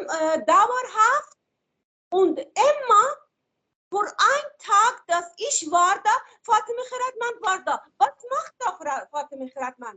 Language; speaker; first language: German; non-native, learner; Persian